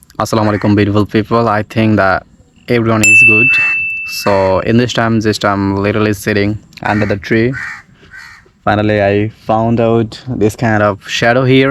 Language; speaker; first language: English; non-native, local second language; Bangla